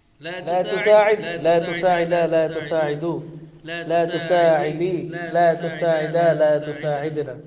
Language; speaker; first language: Arabic; non-native, fluent; Bangla